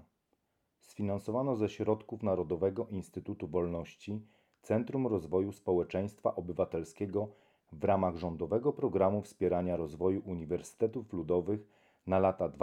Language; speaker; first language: Polish; native; Polish